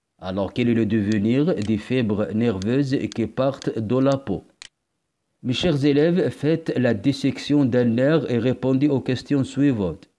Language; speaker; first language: French; non-native, local second language; Arabic